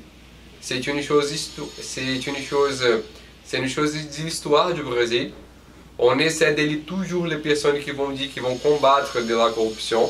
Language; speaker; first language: French; non-native, fluent; Portuguese